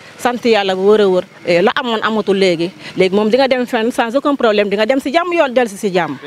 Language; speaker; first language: Wolof; non-native, local second language; Jola-Fonyi